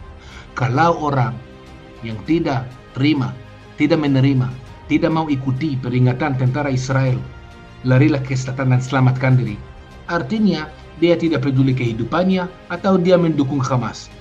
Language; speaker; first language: Indonesian; non-native, fluent; Hebrew